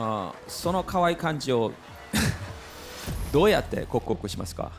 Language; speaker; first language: Japanese; non-native, fluent; Korean